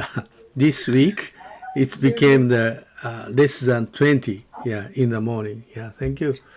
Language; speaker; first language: English; non-native, learner; Japanese